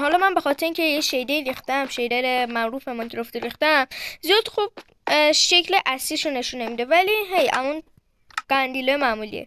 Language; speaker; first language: Persian; native; Persian